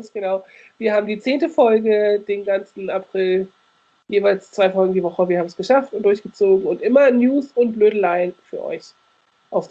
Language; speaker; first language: German; native; German